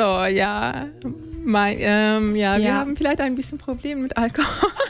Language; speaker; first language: German; non-native, learner; Turkish